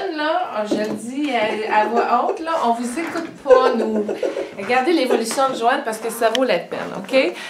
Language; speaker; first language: French; native; French